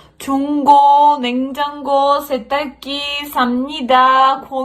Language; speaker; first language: Korean; non-native, fluent; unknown